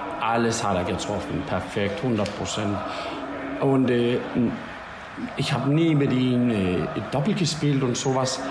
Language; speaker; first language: German; non-native, learner; Danish